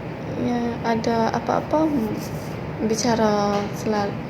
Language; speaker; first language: Indonesian; non-native, learner; Malay